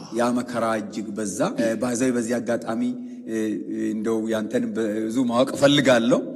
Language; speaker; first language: Amharic; non-native, local second language; Oromo